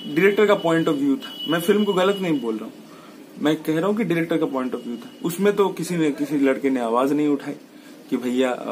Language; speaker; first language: Hindi; non-native, local second language; Bangla